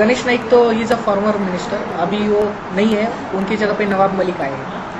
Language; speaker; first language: Hindi; non-native, local second language; Marathi